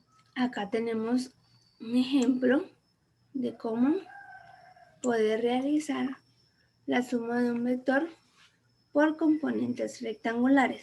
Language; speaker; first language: Spanish; native; Spanish